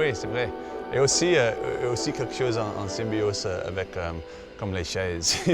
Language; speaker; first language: French; non-native, fluent; English